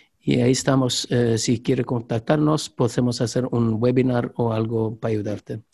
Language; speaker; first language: Spanish; non-native, learner; Swedish